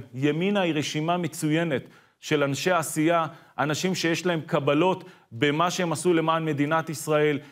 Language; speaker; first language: Hebrew; native; Hebrew